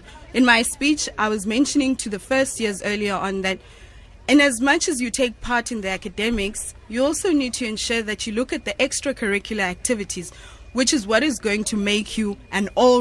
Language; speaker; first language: English; non-native, local second language; Xhosa